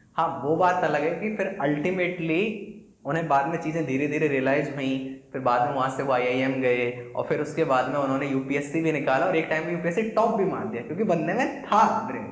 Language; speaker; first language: Hindi; native; Hindi